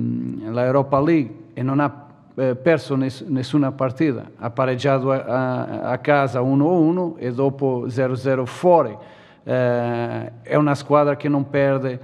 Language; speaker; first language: Italian; non-native, fluent; Portuguese